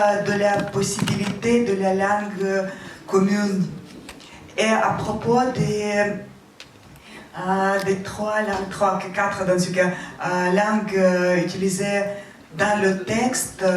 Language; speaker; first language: French; non-native, fluent; Russian